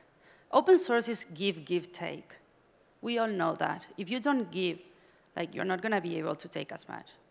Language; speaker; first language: English; non-native, fluent; Spanish